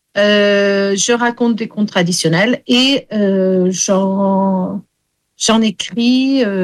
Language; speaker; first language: French; early bilingual, heritage; English